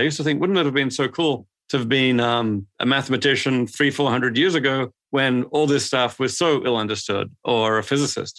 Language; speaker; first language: English; native; English